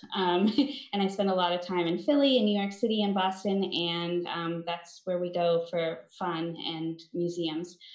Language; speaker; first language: English; native; English